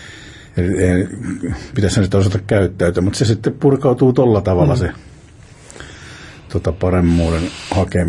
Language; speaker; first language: Finnish; native; Finnish